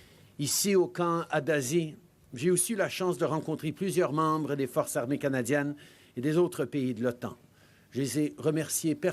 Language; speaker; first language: French; native; French